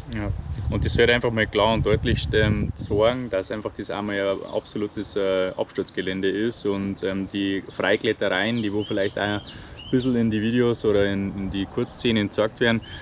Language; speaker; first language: German; native; German